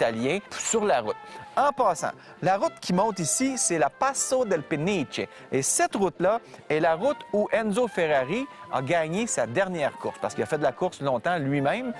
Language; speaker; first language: French; native; French